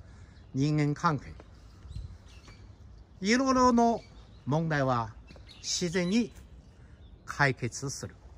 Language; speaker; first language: Japanese; non-native, fluent; Chinese